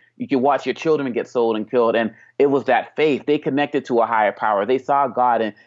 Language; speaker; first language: English; native; English